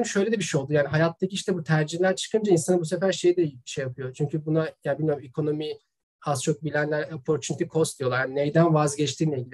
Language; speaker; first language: Turkish; native; Turkish